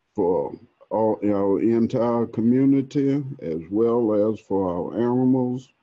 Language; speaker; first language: English; native; English